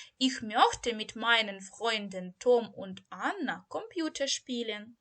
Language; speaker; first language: German; non-native, learner; Ukrainian